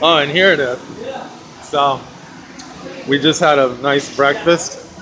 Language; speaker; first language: English; early bilingual, other home language; French